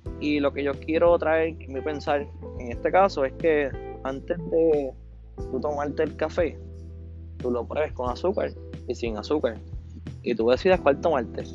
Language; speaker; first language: Spanish; native; Spanish